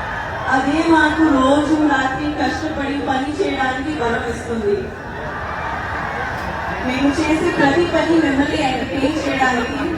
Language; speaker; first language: Telugu; non-native, learner; Hindi